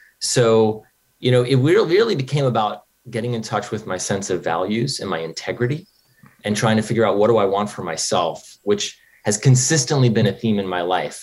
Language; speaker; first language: English; native; English